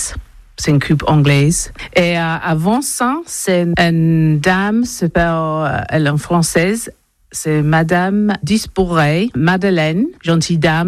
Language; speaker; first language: French; non-native, learner; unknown